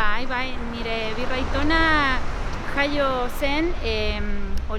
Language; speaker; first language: Basque; non-native, learner; Spanish